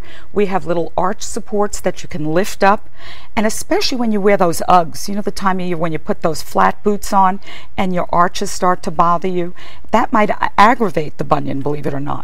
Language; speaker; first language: English; native; English